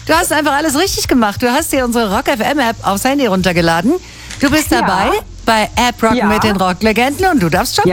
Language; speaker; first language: German; native; German